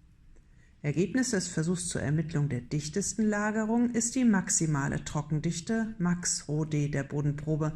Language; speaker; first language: German; native; German